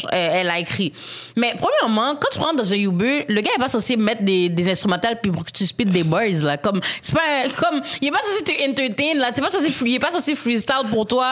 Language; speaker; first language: French; early bilingual, other home language; Haitian Creole